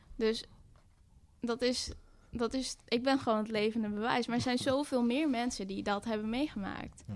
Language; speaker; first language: Dutch; early bilingual, other home language; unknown